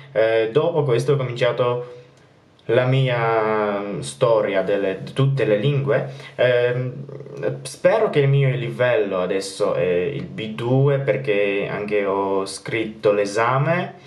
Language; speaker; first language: Italian; non-native, fluent; Polish